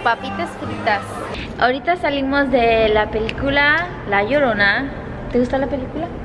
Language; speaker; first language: Spanish; early bilingual, heritage; Spanish